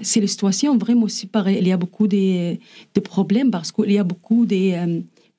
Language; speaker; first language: French; non-native, learner; Arabic